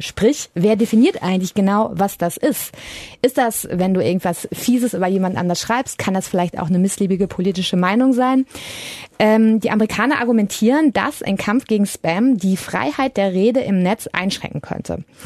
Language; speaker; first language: German; native; German